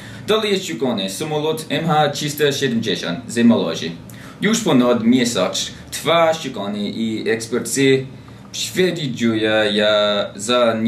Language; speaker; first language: Polish; non-native, learner; English